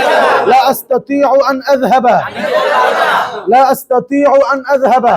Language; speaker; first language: Arabic; non-native, learner; Bangla